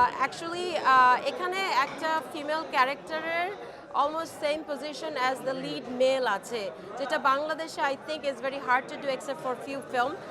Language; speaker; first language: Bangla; early bilingual, heritage; Bangla